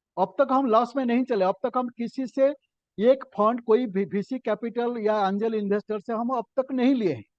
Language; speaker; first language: Hindi; non-native, local second language; Odia